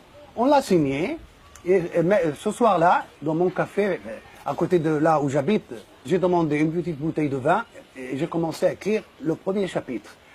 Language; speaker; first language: French; non-native, fluent; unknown